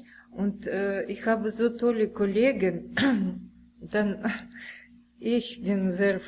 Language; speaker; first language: German; non-native, learner; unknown